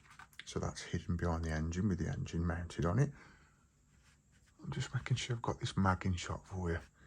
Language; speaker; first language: English; native; English